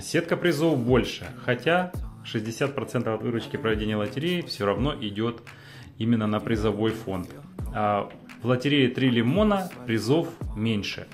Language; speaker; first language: Russian; native; Russian